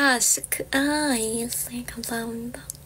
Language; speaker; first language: Korean; non-native, learner; Georgian